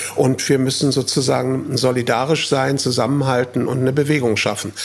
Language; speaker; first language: German; native; German